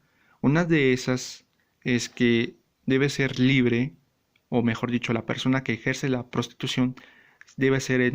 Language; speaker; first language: Spanish; native; Spanish